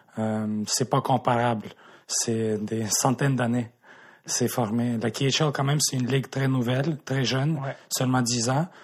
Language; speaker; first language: French; early bilingual, other home language; Russian